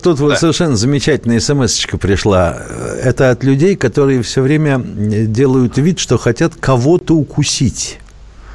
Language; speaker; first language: Russian; native; Russian